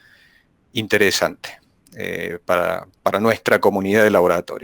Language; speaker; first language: Spanish; native; Spanish